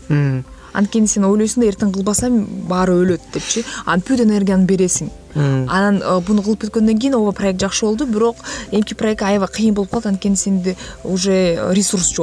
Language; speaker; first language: Kyrgyz; non-native, local second language; Russian